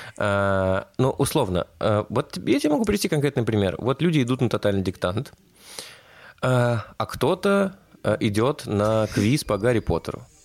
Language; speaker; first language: Russian; native; Russian